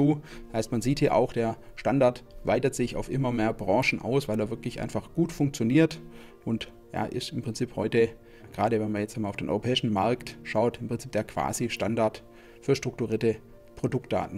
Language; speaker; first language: German; native; German